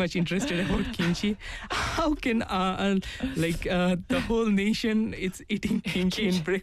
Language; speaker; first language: English; non-native, local second language; Bangla